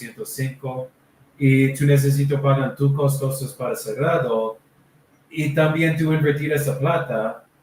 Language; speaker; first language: Spanish; non-native, learner; English